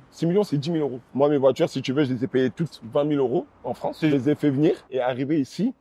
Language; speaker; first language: French; early bilingual, other home language; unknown